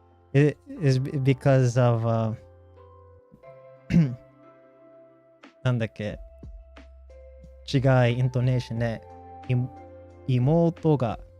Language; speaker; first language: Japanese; non-native, learner; English